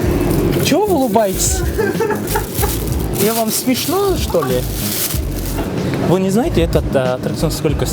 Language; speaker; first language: Russian; non-native, local second language; Kyrgyz